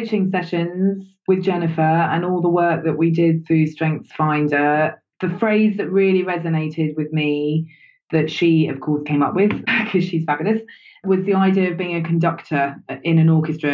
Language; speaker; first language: English; native; English